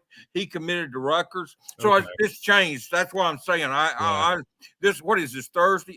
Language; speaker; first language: English; native; English